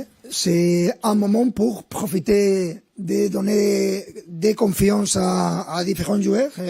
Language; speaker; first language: French; non-native, fluent; Spanish